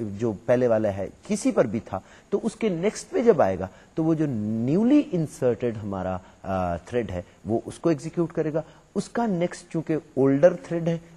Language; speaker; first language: Urdu; native; Urdu